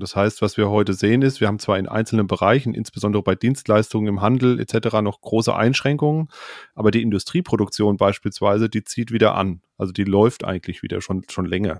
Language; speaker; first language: German; native; German